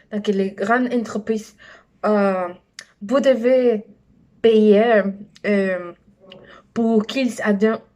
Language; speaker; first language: French; non-native, learner; Spanish